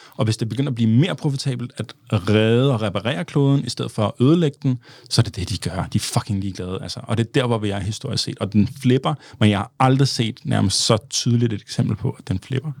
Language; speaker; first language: Danish; early bilingual, other home language; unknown